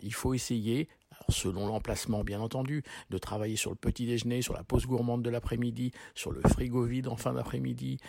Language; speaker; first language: French; native; French